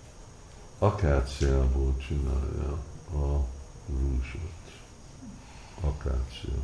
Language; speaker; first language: Hungarian; early bilingual, heritage; Hungarian